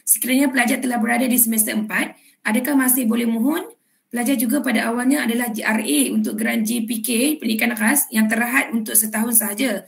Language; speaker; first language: Malay; native; Malay